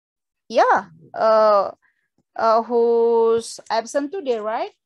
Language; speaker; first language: English; non-native, fluent; Indonesian